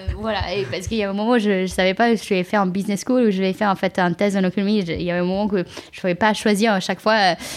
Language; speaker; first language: French; non-native, fluent; Chinese